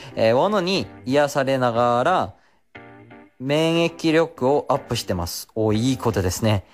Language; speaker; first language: Japanese; non-native, fluent; Korean